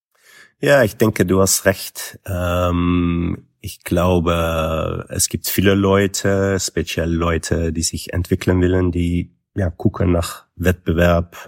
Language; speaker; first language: German; non-native, fluent; Dutch